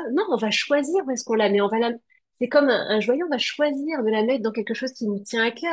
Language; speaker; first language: French; native; French